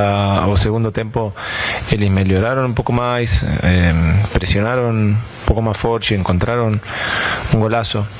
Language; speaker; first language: Portuguese; non-native, fluent; Spanish